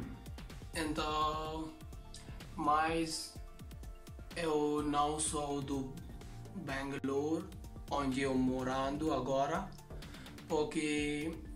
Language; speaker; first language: Portuguese; non-native, learner; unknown